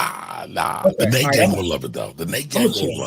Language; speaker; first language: English; native; English